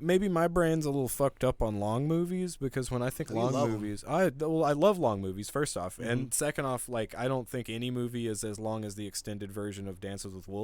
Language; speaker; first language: English; native; English